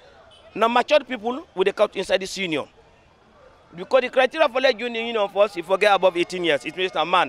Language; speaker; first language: English; non-native, local second language; Krio